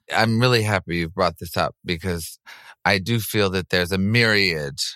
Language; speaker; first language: English; native; English